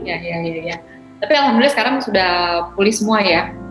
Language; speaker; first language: Indonesian; native; Indonesian